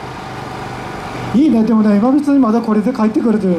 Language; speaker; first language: Japanese; native; Japanese